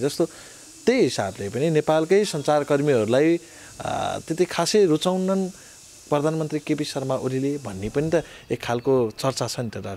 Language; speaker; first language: Nepali; native; Nepali